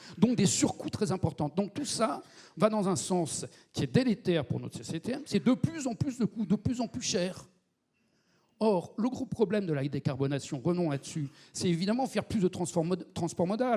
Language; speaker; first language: French; native; French